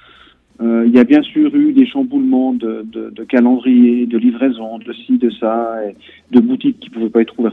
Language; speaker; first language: French; native; French